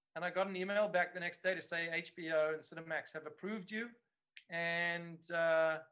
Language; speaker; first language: English; native; English